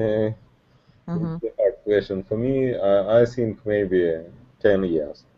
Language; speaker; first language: English; non-native, learner; Russian